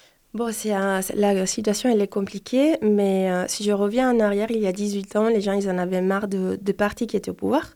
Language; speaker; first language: French; non-native, fluent; Spanish